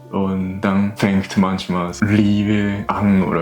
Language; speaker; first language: German; non-native, learner; Japanese